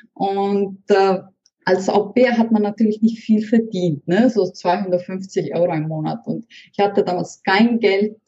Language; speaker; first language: German; non-native, fluent; Estonian